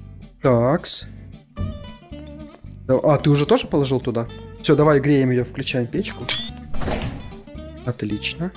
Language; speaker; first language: Russian; native; Russian